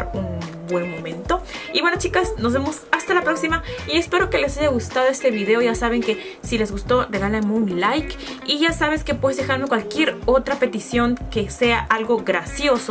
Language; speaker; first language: Spanish; native; Spanish